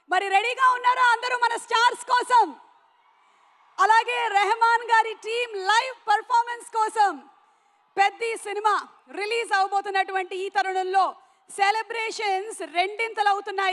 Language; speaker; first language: Telugu; native; Telugu